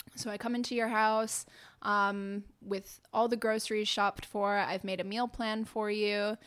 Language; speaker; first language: English; native; English